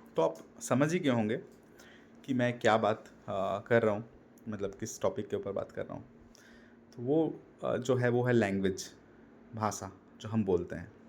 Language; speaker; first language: Hindi; non-native, local second language; Bangla